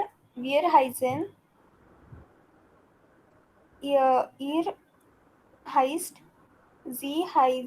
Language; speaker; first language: German; non-native, learner; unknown